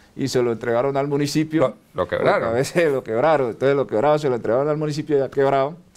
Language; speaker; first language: Spanish; native; Spanish